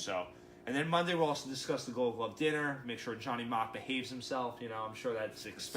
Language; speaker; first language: English; native; English